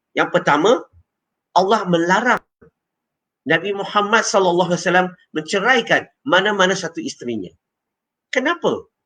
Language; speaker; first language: Malay; non-native, local second language; Chinese